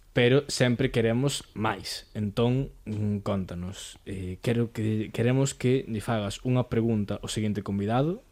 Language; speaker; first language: Galician; non-native, local second language; Spanish